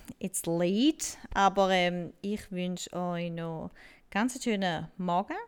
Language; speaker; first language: German; native; German